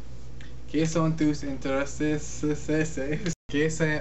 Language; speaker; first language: Spanish; non-native, learner; English